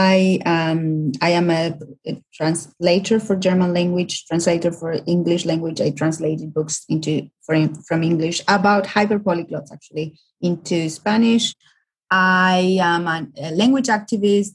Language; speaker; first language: English; non-native, fluent; Spanish